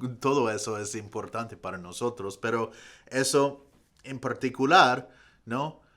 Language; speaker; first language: Spanish; non-native, fluent; English